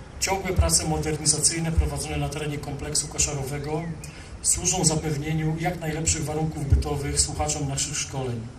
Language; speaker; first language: Polish; native; Polish